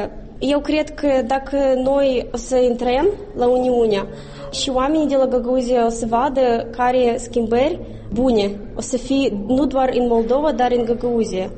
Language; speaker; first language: Romanian; non-native, local second language; Gagauz